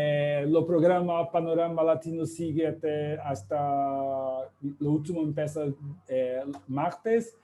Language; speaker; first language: Spanish; non-native, fluent; Portuguese